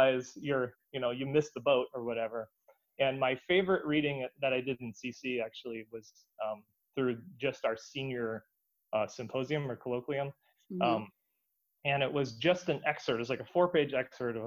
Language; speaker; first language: English; native; English